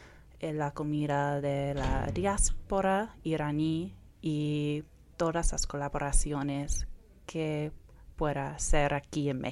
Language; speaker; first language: Spanish; non-native, fluent; English